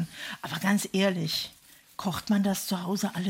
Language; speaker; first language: German; native; German